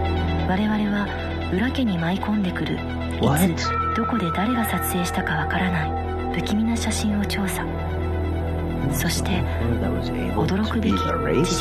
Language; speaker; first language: Japanese; native; Japanese